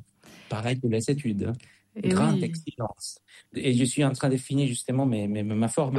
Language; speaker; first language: French; non-native, fluent; Spanish